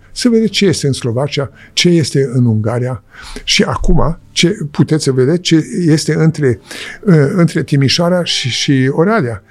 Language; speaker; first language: Romanian; early bilingual, heritage; Romanian